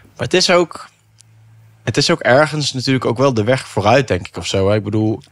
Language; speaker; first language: Dutch; native; Dutch